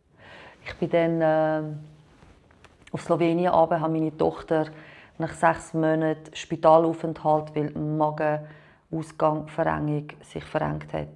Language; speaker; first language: German; non-native, fluent; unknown